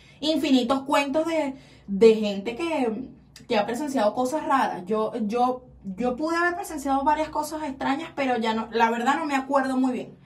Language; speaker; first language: Spanish; native; Spanish